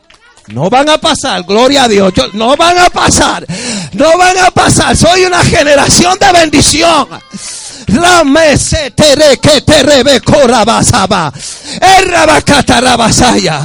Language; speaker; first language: Spanish; native; Spanish